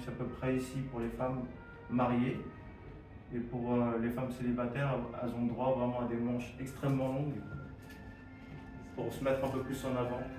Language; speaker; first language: French; native; French